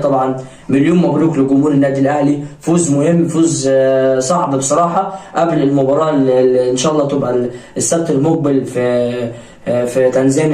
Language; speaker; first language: Arabic; native; Arabic